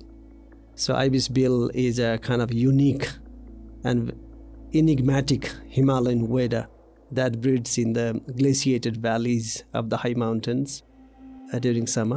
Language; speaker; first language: English; non-native, local second language; Nepali